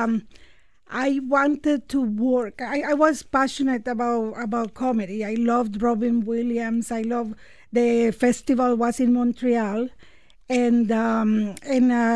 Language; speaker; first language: English; non-native, fluent; Spanish